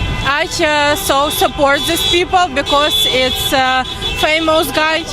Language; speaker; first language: English; non-native, learner; Ukrainian